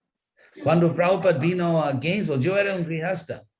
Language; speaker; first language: Spanish; non-native, fluent; English